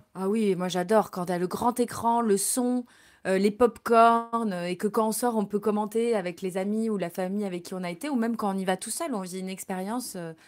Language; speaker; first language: French; native; French